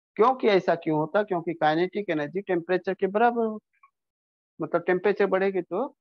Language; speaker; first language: Hindi; non-native, local second language; Bangla